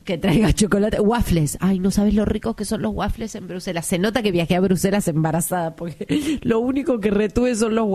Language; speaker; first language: Spanish; native; Spanish